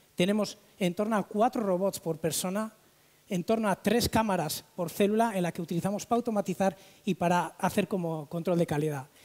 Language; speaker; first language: Spanish; native; Spanish